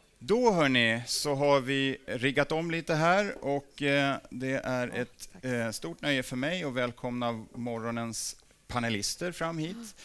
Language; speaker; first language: Swedish; native; Swedish